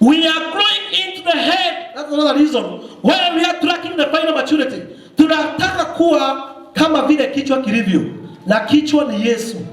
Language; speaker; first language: English; non-native, local second language; Swahili